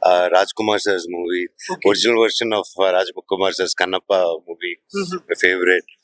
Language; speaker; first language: Hindi; non-native, local second language; Telugu